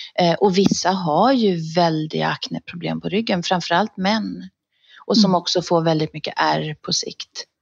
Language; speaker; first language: Swedish; native; Swedish